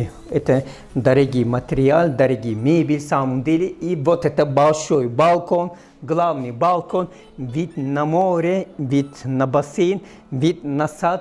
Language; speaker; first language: Russian; non-native, fluent; Turkish